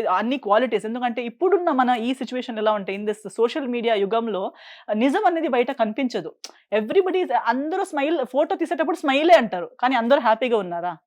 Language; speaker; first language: Telugu; non-native, fluent; Konkani